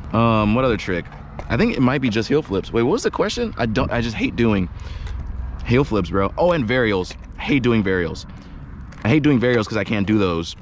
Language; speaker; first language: English; native; English